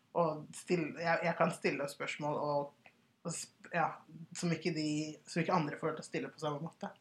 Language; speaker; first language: Norwegian; early bilingual, other home language; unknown